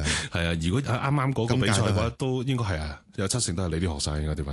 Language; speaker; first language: Cantonese; native; Cantonese